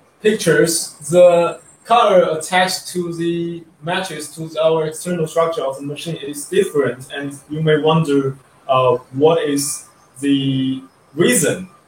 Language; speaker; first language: English; non-native, learner; Chinese